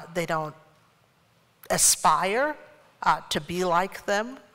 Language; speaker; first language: English; native; English